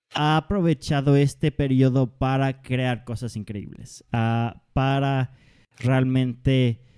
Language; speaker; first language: Spanish; non-native, fluent; Danish